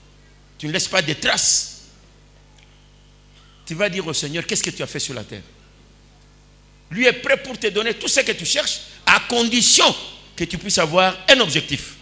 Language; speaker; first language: French; non-native, local second language; Lingala